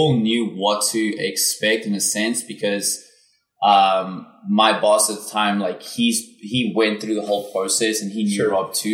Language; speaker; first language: English; non-native, local second language; Afrikaans